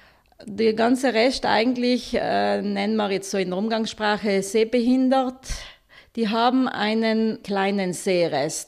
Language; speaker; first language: German; native; German